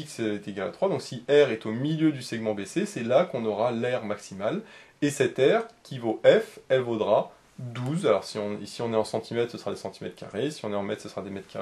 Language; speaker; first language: French; native; French